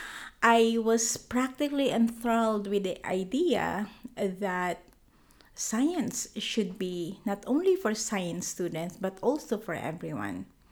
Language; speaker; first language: English; non-native, local second language; Filipino